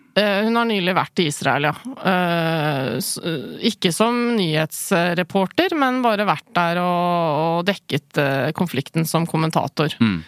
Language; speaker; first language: Norwegian; early bilingual, other home language; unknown